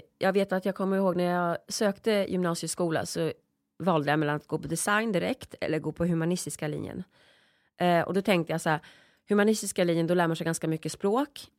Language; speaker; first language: Swedish; early bilingual, other home language; Polish